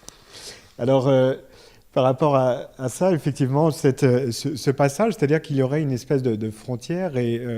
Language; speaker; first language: French; native; French